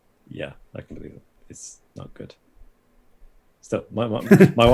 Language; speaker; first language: English; native; English